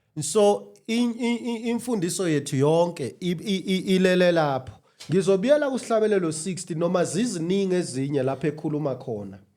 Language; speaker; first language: Zulu; native; Zulu